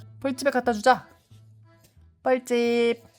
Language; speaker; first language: Korean; native; Korean